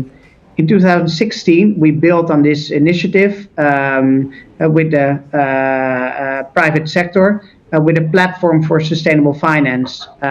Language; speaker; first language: English; non-native, fluent; Dutch